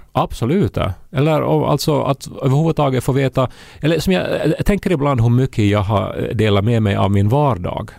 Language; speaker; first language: Swedish; native; Swedish